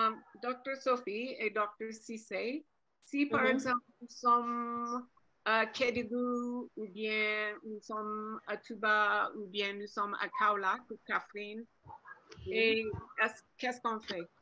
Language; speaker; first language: French; non-native, fluent; English